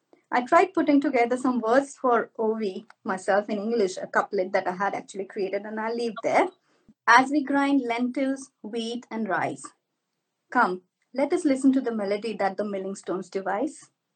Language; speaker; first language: English; non-native, local second language; Marathi